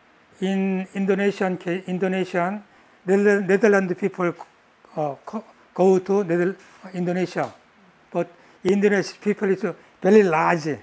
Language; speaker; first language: English; non-native, learner; Korean